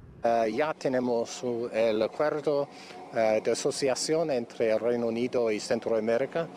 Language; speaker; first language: Spanish; non-native, fluent; English